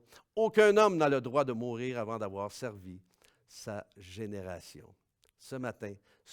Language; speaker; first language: French; native; French